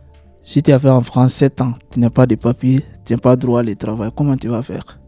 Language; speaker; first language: French; non-native, learner; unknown